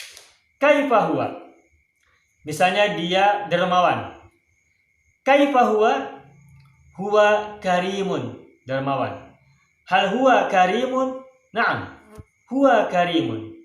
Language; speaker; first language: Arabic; non-native, fluent; Indonesian